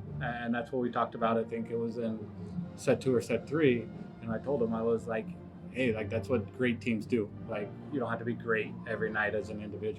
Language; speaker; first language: English; native; English